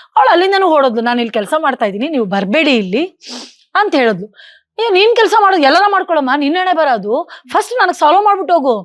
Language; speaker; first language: Kannada; native; Kannada